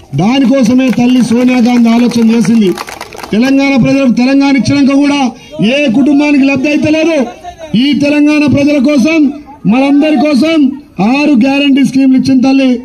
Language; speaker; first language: Telugu; native; Telugu